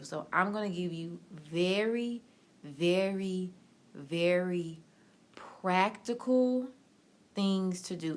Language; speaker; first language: English; native; English